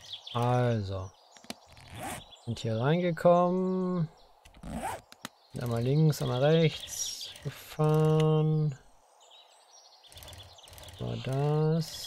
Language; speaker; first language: German; native; German